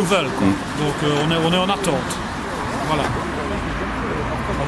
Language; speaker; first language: French; native; French